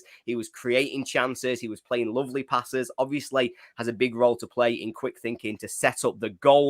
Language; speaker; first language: English; native; English